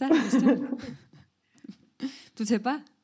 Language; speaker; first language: French; non-native, fluent; Spanish